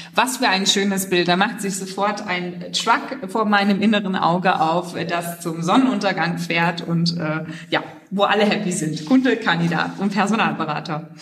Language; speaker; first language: German; native; German